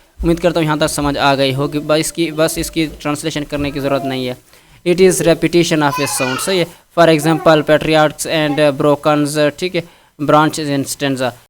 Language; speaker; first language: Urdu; non-native, local second language; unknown